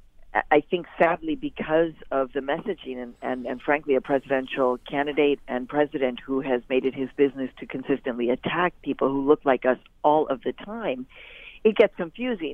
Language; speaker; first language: English; native; English